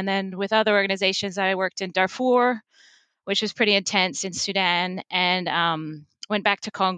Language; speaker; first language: English; native; English